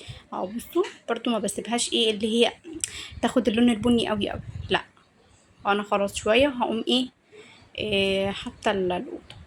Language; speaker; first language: Arabic; native; Arabic